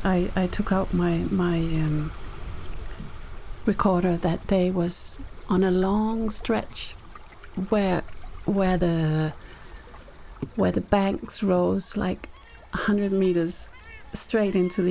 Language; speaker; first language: English; native; English